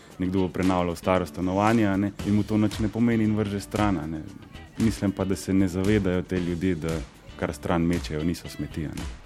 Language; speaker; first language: Slovenian; native; Slovenian